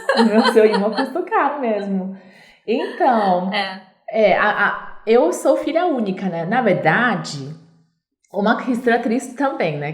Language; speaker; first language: Portuguese; non-native, learner; Chinese